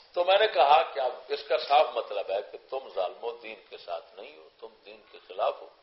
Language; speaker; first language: Urdu; non-native, local second language; Punjabi